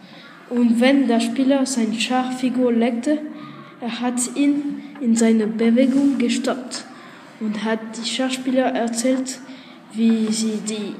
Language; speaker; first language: German; non-native, learner; French